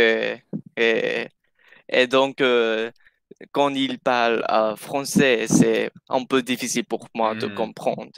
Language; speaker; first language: French; non-native, learner; English